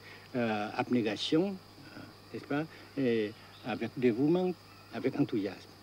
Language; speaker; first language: French; non-native, local second language; Vietnamese